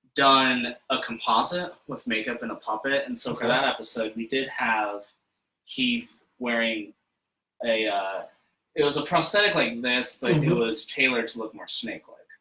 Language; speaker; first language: English; native; English